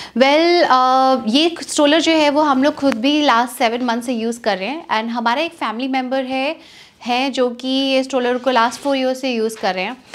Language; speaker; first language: Hindi; native; Hindi